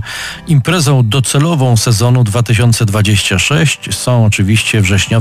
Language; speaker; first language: Polish; native; Polish